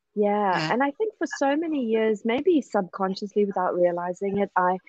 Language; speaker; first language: English; native; English